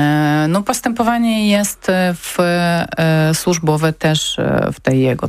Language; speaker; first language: Polish; non-native, learner; Ukrainian